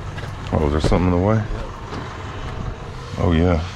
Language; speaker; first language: English; native; English